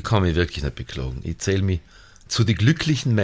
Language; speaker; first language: German; native; German